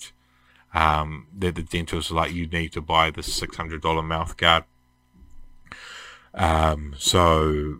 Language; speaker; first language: English; native; English